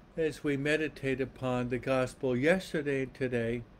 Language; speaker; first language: English; native; English